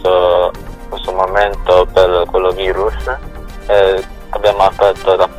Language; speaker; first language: Italian; non-native, learner; Chinese